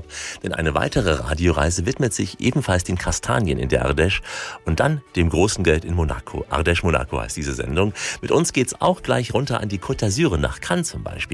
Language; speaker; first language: German; native; German